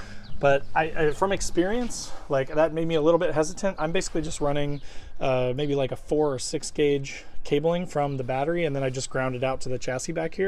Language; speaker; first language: English; native; English